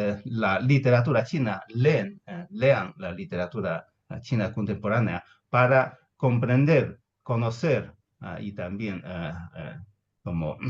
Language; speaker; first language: Spanish; non-native, fluent; Chinese